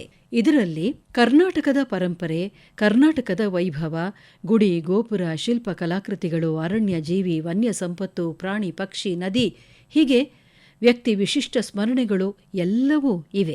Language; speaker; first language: Kannada; native; Kannada